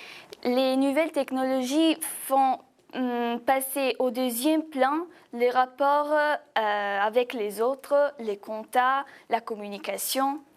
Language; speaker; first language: French; non-native, fluent; Italian